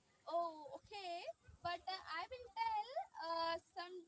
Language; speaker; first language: English; non-native, learner; Hindi